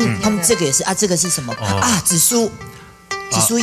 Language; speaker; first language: Chinese; native; Chinese